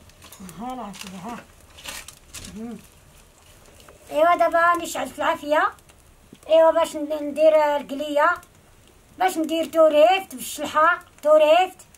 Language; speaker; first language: Arabic; non-native, local second language; Central Atlas Tamazight